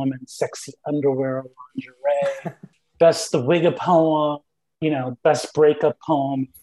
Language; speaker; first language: English; early bilingual, other home language; Spanish